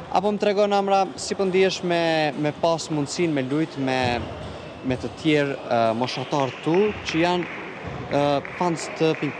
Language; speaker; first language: Albanian; native; Albanian